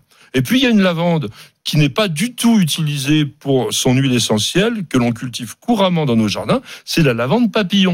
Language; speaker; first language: French; native; French